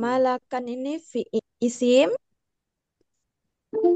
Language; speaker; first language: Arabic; non-native, learner; Indonesian